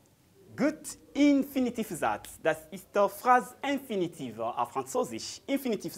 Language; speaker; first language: German; non-native, learner; French